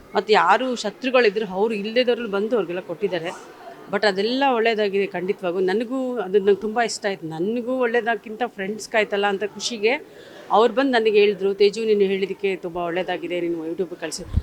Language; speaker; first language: Kannada; native; Kannada